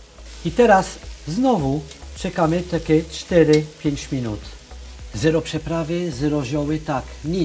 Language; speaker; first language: Polish; non-native, learner; French